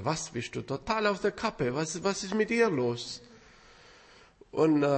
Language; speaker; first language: German; non-native, fluent; Spanish